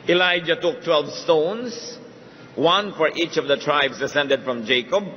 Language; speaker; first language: English; non-native, local second language; Filipino